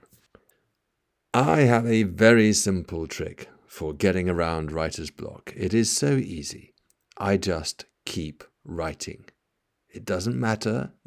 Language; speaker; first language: English; native; English